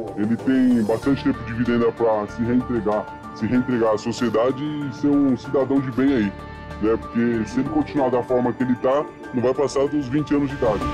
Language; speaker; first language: Portuguese; native; Portuguese